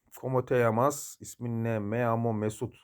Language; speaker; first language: Spanish; non-native, learner; Turkish